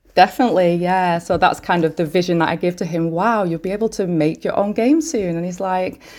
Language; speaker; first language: English; native; English